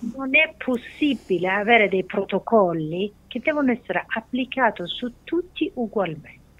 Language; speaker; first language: Italian; non-native, fluent; Persian